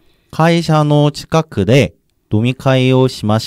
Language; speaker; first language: Japanese; non-native, learner; Korean